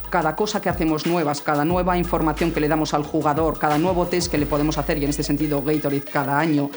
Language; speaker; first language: Spanish; native; Spanish